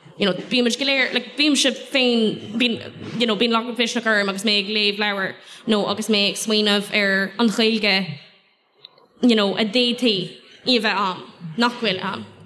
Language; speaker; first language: Irish; non-native, local second language; English